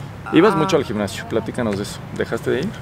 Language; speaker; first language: Spanish; native; Spanish